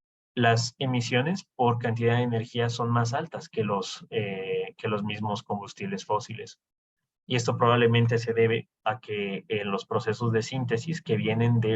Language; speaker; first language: Spanish; native; Spanish